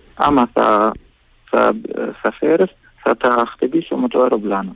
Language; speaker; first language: Greek; non-native, learner; Arabic